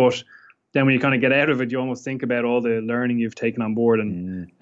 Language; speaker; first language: English; native; English